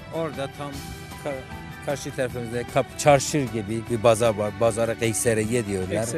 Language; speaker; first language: Turkish; non-native, fluent; Persian